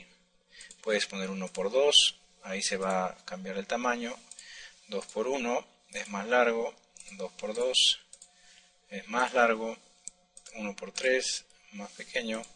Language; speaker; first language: Spanish; native; Spanish